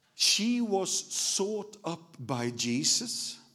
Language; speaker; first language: English; non-native, fluent; Swedish